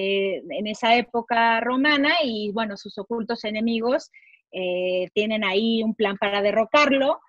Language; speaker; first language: Spanish; native; Spanish